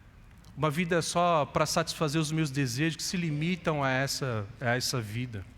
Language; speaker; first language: Portuguese; native; Portuguese